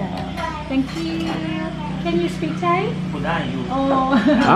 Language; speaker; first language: English; non-native, learner; Thai